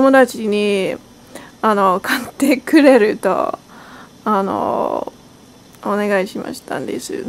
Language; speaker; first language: Japanese; non-native, learner; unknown